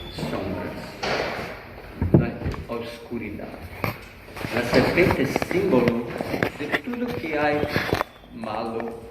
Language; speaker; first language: Spanish; non-native, fluent; Portuguese